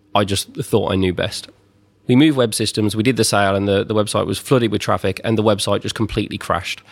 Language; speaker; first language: English; native; English